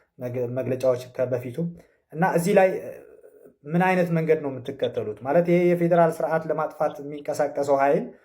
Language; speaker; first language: Amharic; non-native, local second language; Tigrinya